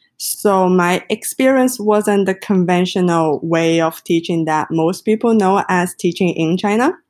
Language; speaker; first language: English; non-native, fluent; Chinese